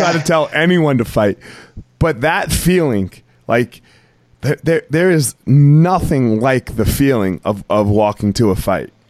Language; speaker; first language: English; native; English